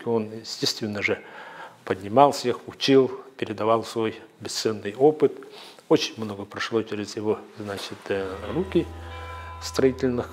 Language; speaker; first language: Russian; native; Russian